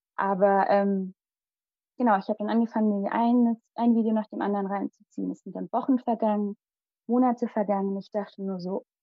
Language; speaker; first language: German; early bilingual, other home language; Malayalam